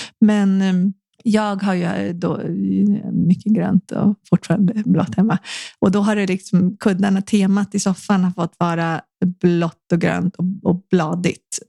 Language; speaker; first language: Swedish; native; Swedish